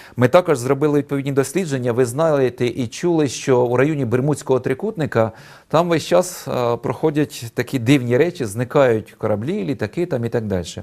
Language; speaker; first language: Ukrainian; native; Ukrainian